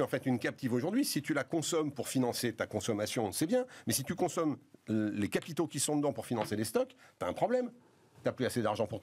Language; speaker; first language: French; native; French